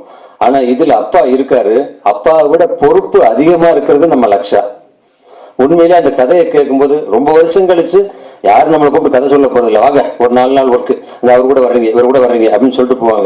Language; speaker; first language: Tamil; native; Tamil